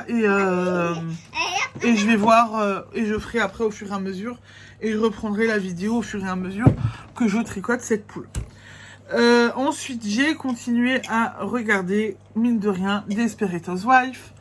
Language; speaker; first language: French; native; French